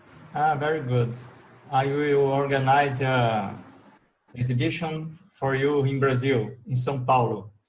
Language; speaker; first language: English; non-native, learner; Portuguese